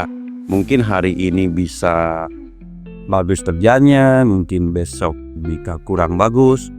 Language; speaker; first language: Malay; non-native, local second language; Sundanese